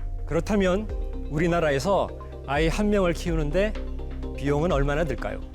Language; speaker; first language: Korean; native; Korean